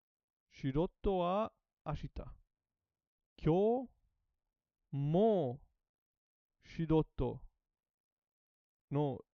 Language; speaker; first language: Japanese; non-native, learner; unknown